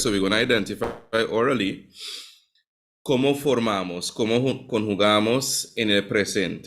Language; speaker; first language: Spanish; non-native, fluent; English